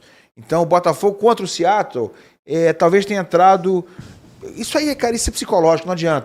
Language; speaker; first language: Portuguese; native; Portuguese